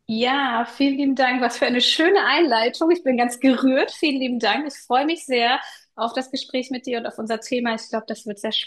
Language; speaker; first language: German; native; German